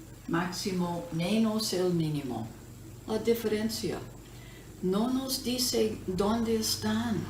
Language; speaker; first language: Spanish; non-native, fluent; English